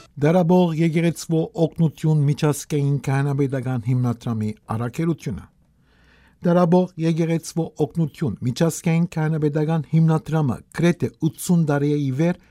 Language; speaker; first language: Armenian; early bilingual, heritage; Armenian